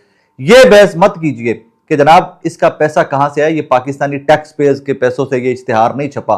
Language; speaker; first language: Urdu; non-native, local second language; Punjabi